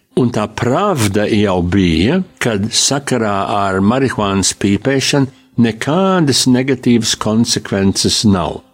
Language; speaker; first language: Latvian; early bilingual, heritage; Latvian